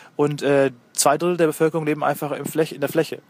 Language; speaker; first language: German; native; German